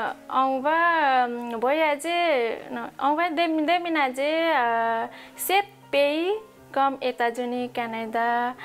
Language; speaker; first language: French; non-native, learner; Nepali